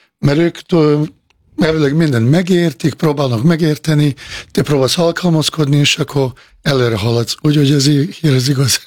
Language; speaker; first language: Hungarian; non-native, fluent; Bosnian